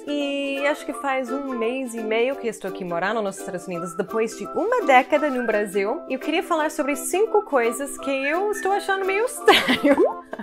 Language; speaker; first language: Portuguese; non-native, fluent; English